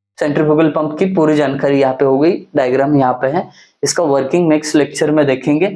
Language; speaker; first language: Hindi; non-native, local second language; Marathi